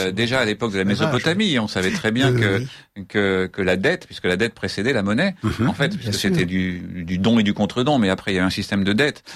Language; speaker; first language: French; native; French